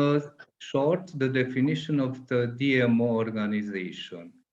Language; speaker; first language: English; non-native, fluent; Hungarian